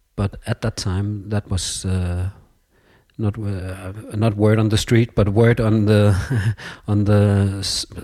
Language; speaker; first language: English; non-native, fluent; Danish